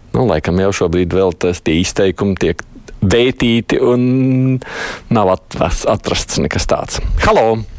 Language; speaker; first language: Latvian; native; Latvian